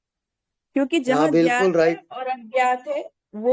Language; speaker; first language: Hindi; native; Hindi